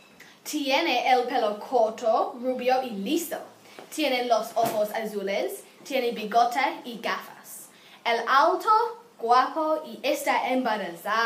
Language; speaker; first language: Spanish; non-native, learner; English